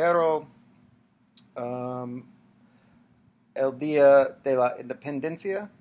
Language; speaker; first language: Spanish; non-native, learner; English